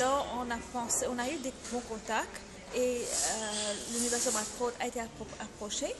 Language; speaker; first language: French; non-native, local second language; Morisyen